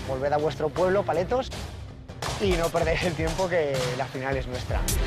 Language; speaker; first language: Spanish; native; Spanish